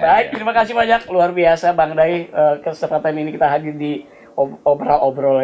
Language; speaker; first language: Indonesian; native; Indonesian